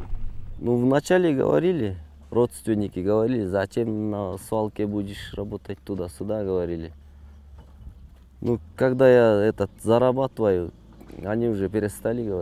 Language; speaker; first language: Russian; non-native, local second language; Kyrgyz